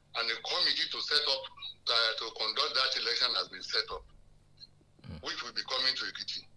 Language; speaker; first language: English; non-native, local second language; Yoruba